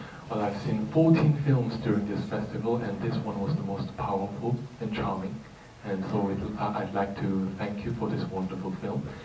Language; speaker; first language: English; non-native, fluent; Korean